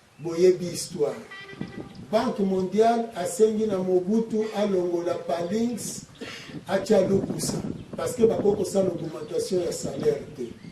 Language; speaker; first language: Lingala; non-native, local second language; Kongo